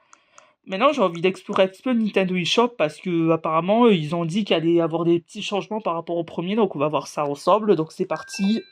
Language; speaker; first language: French; native; French